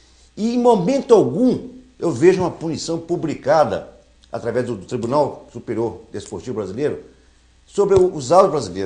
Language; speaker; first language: Portuguese; native; Portuguese